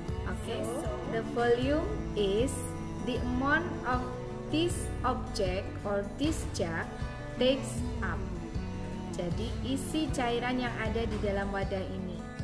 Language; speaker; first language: English; non-native, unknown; Indonesian